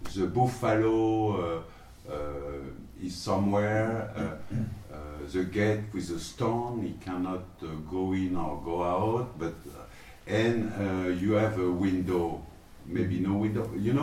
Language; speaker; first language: English; non-native, learner; French